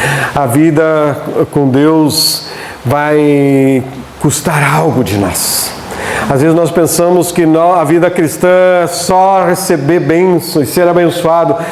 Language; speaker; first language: Portuguese; native; Portuguese